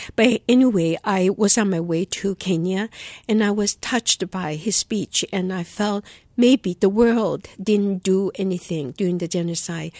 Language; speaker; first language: English; non-native, fluent; Chinese